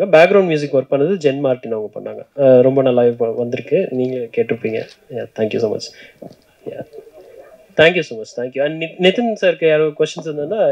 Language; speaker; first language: Tamil; native; Tamil